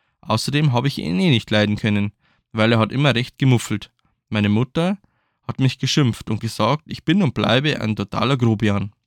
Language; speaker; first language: German; native; German